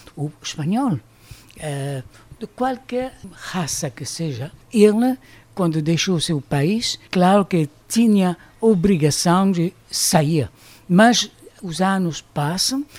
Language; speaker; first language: Portuguese; non-native, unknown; French